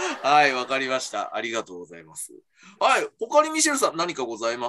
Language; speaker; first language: Japanese; native; Japanese